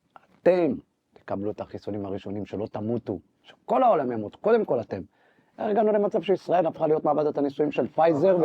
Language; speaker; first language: Hebrew; native; Hebrew